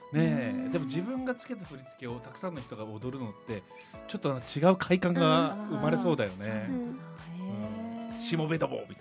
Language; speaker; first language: Japanese; native; Japanese